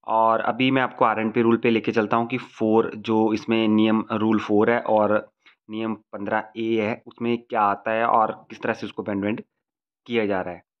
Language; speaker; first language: Hindi; native; Hindi